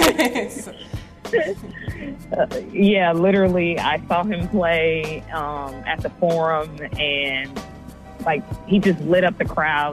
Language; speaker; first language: English; native; English